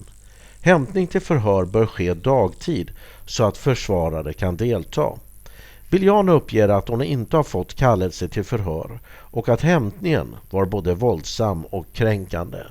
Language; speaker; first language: Swedish; native; Swedish